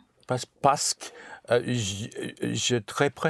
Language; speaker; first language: French; non-native, learner; English